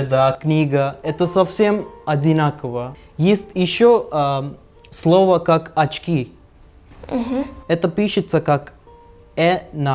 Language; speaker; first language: Russian; non-native, learner; Hindi